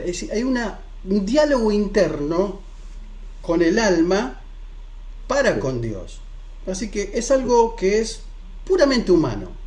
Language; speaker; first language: Spanish; native; Spanish